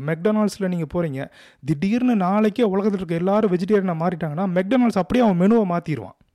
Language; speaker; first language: Tamil; native; Tamil